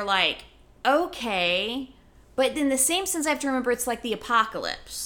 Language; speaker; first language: English; native; English